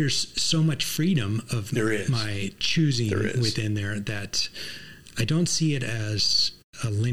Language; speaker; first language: English; native; English